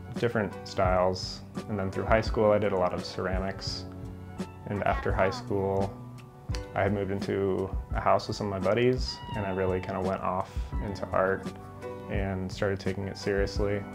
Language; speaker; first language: English; native; English